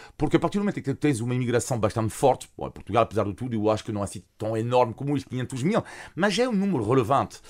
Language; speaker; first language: Portuguese; non-native, fluent; French